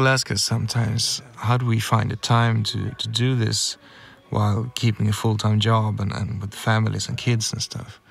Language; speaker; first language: English; non-native, fluent; Swedish